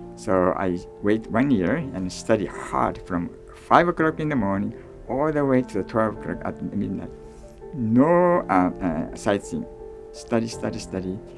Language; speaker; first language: English; non-native, fluent; Japanese